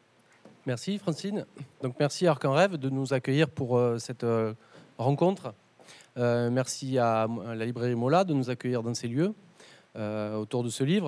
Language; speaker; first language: French; native; French